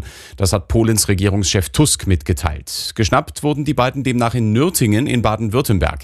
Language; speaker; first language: German; native; German